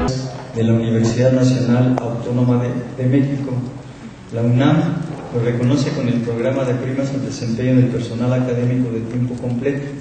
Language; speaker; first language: Spanish; native; Spanish